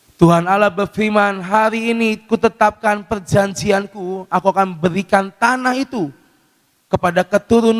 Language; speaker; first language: Indonesian; native; Indonesian